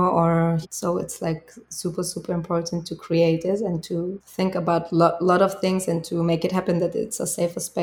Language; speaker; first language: English; non-native, fluent; German